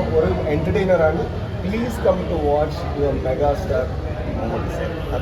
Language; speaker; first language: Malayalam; non-native, learner; Kannada